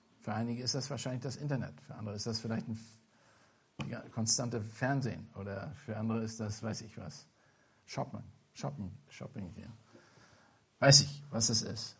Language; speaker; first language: German; non-native, fluent; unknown